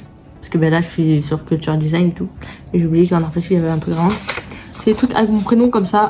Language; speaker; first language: French; native; French